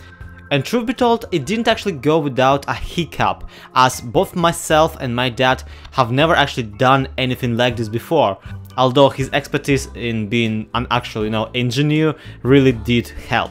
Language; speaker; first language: English; non-native, fluent; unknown